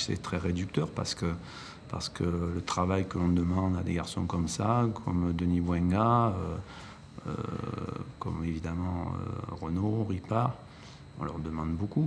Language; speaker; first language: French; native; French